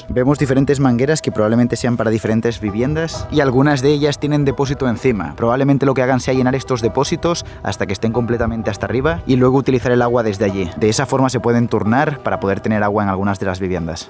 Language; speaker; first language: Spanish; native; Spanish